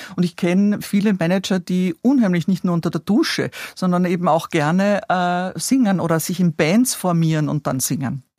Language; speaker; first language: German; native; German